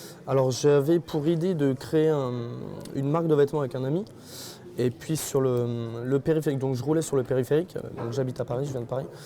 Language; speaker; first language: French; native; French